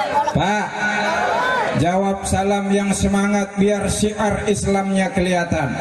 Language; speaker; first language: Indonesian; native; Indonesian